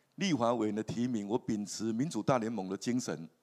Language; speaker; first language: Chinese; native; Chinese